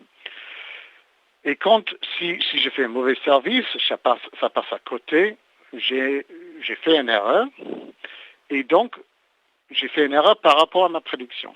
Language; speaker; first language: French; native; French